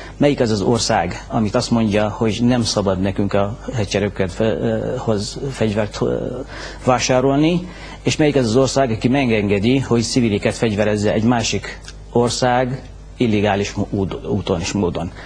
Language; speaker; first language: Hungarian; non-native, fluent; Arabic